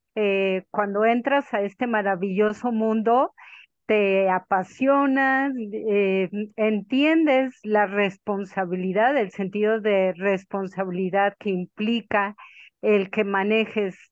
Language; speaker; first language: Spanish; native; Spanish